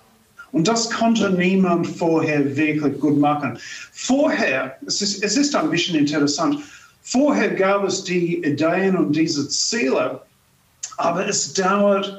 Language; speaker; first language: German; non-native, fluent; English